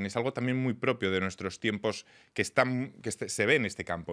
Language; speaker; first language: Spanish; native; Spanish